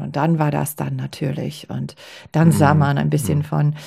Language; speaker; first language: German; non-native, fluent; English